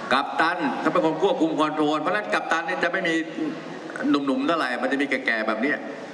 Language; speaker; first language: Thai; native; Thai